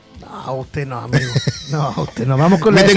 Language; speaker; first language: Spanish; native; Spanish